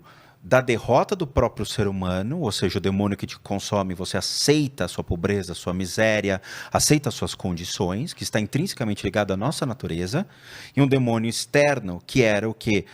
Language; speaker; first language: Portuguese; native; Portuguese